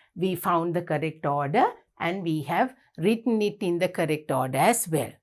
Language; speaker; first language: English; non-native, local second language; Sinhala